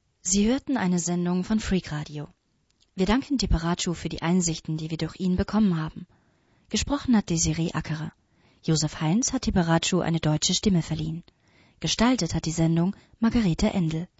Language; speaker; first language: German; native; German